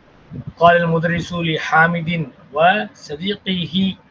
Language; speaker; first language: Arabic; non-native, fluent; Tamil